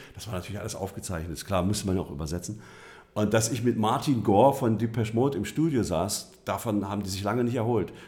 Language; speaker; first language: German; native; German